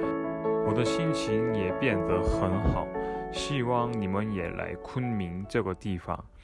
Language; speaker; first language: Chinese; non-native, fluent; Korean